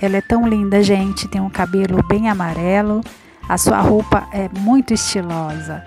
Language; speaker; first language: Portuguese; native; Portuguese